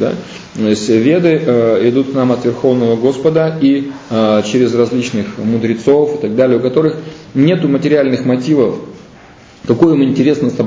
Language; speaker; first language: Russian; native; Russian